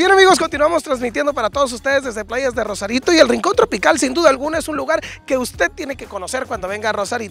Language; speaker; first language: Spanish; native; Spanish